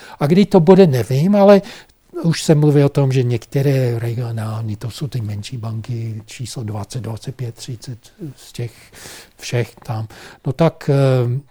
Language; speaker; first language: Czech; non-native, fluent; English